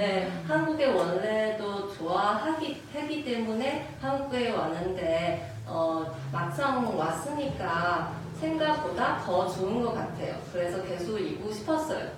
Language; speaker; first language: Korean; non-native, fluent; Chinese